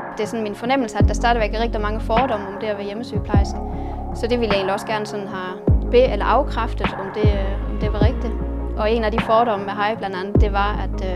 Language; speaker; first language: Danish; native; Danish